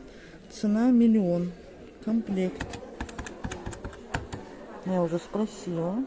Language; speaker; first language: Russian; native; Russian